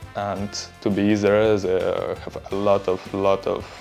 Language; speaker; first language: English; non-native, learner; Russian